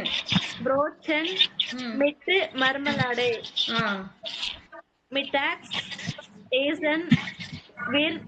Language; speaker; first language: German; non-native, learner; Tamil